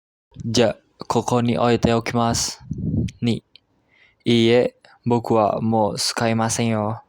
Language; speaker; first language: Japanese; non-native, learner; Indonesian